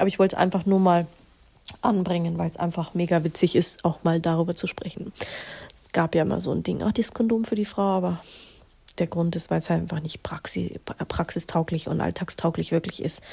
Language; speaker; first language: German; native; German